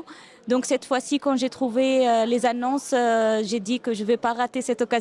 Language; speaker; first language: French; non-native, fluent; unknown